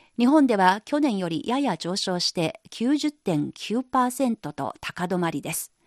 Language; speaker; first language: Japanese; non-native, fluent; Chinese